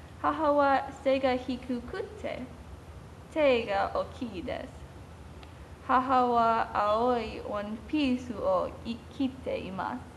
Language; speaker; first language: Japanese; non-native, learner; English